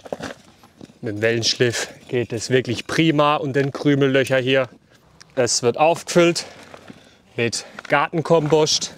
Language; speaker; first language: German; native; German